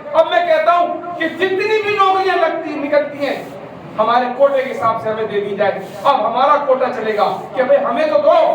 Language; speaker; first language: Urdu; native; Urdu